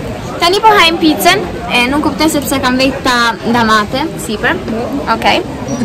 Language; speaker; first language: Albanian; early bilingual, heritage; Albanian